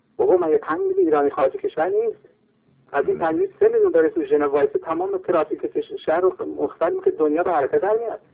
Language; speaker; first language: Persian; native; Persian